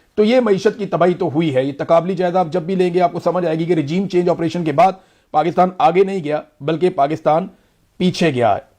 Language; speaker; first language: Urdu; native; Urdu